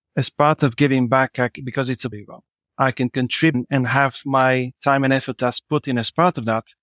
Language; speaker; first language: English; non-native, fluent; Bulgarian